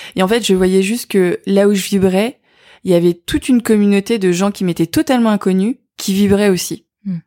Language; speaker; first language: French; native; French